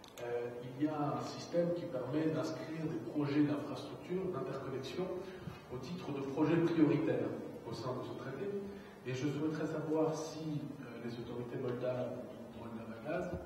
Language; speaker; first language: French; native; French